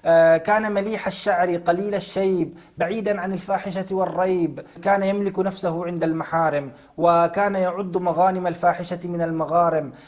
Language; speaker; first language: Arabic; native; Arabic